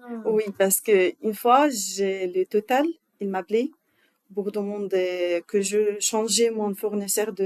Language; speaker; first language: French; non-native, learner; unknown